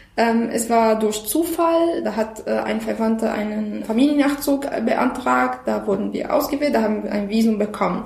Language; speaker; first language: German; non-native, fluent; Arabic